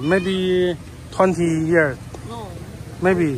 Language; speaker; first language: English; non-native, learner; Chinese